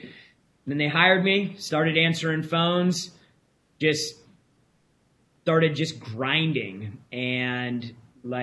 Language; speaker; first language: English; native; English